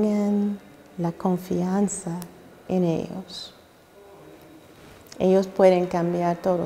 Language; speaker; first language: Spanish; non-native, learner; English